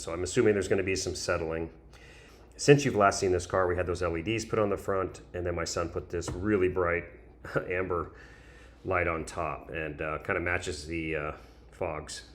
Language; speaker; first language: English; native; English